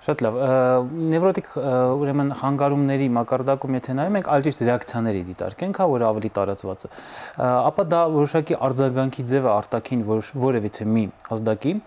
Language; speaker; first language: Armenian; native; Armenian